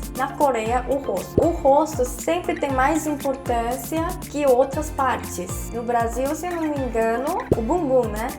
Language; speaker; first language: Portuguese; non-native, fluent; Korean